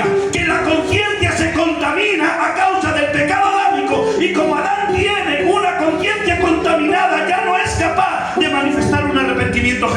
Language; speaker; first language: Spanish; native; Spanish